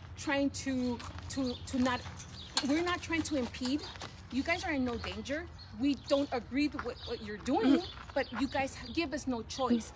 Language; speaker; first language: English; early bilingual, other home language; Spanish